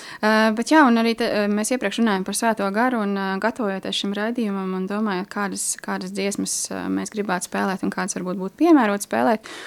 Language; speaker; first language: Latvian; native; Latvian